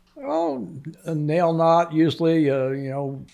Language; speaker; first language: English; native; English